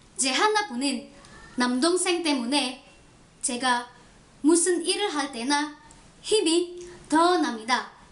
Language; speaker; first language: Korean; non-native, learner; Indonesian